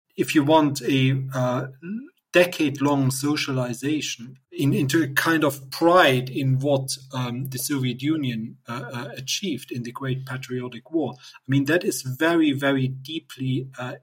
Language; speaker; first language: English; non-native, fluent; German